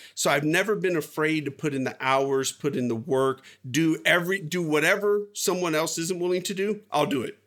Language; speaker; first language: English; native; English